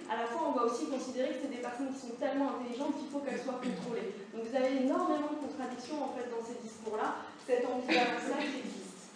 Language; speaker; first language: French; native; French